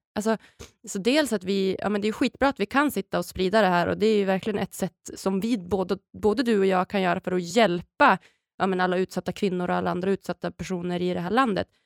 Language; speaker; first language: Swedish; native; Swedish